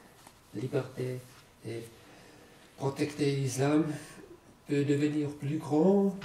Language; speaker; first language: French; non-native, learner; German